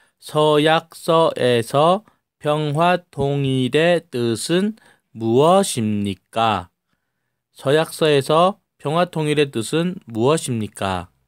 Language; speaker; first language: Korean; native; Korean